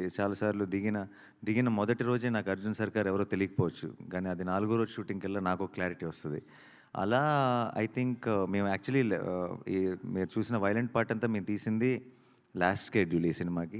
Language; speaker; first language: Telugu; native; Telugu